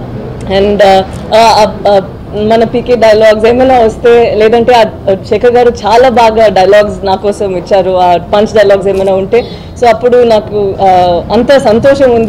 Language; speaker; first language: Telugu; non-native, fluent; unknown